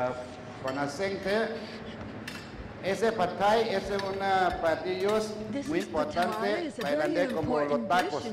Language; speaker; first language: Spanish; non-native, learner; Thai